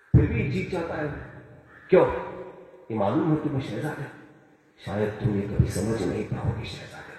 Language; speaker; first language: Hindi; non-native, local second language; Marathi